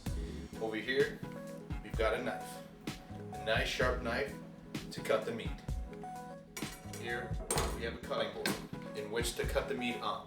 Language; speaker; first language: English; native; English